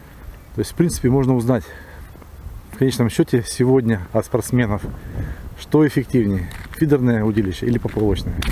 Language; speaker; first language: Russian; native; Russian